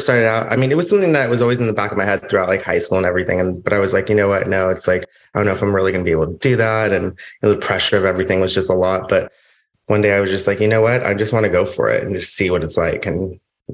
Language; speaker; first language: English; native; English